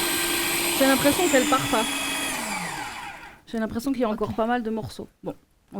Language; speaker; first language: French; native; French